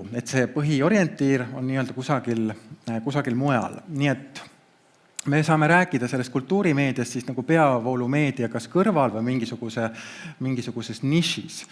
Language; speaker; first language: Estonian; native; Estonian